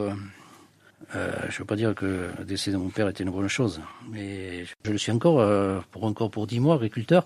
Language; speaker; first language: French; native; French